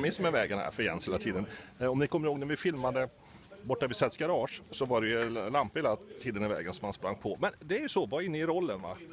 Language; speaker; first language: Swedish; native; Swedish